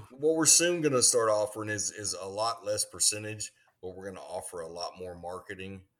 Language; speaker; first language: English; native; English